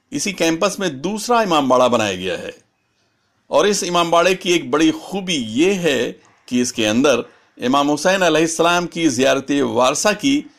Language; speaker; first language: Urdu; native; Urdu